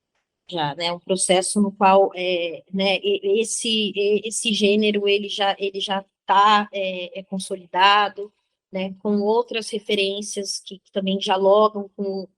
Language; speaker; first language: Portuguese; native; Portuguese